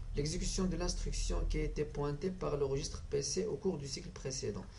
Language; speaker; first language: French; non-native, local second language; Arabic